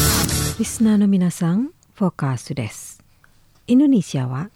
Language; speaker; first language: Japanese; non-native, fluent; Indonesian